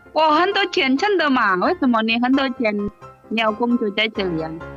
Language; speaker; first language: Chinese; non-native, learner; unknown